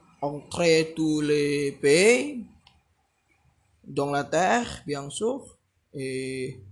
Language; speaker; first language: French; non-native, learner; Indonesian